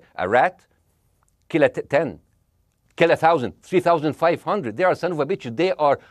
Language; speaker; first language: English; non-native, fluent; Arabic